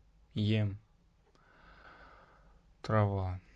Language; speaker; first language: Russian; non-native, local second language; Tajik